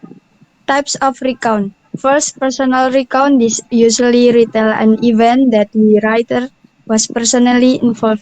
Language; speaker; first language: English; non-native, learner; Indonesian